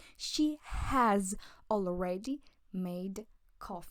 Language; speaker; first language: English; non-native, fluent; Ukrainian